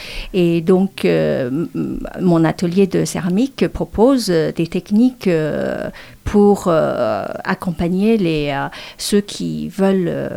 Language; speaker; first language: French; non-native, fluent; Chinese